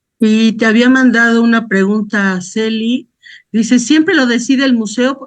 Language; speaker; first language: Spanish; native; Spanish